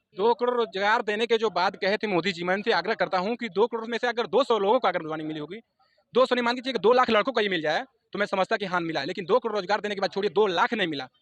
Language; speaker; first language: Hindi; non-native, local second language; Assamese